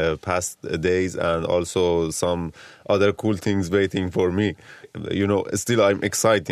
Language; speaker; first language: English; non-native, learner; Persian